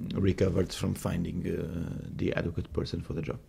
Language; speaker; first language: English; non-native, fluent; Portuguese